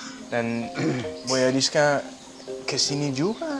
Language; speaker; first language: Indonesian; non-native, learner; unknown